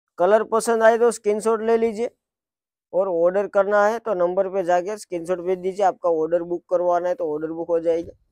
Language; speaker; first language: Hindi; non-native, local second language; Gujarati